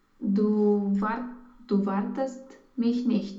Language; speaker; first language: German; non-native, learner; Romanian